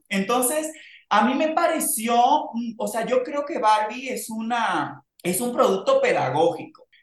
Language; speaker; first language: Spanish; native; Spanish